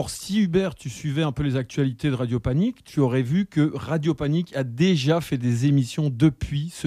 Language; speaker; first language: French; native; French